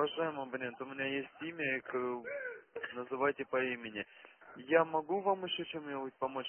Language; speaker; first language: Russian; native; Russian